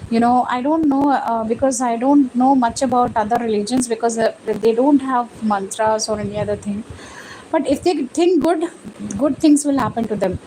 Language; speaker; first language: English; non-native, local second language; Telugu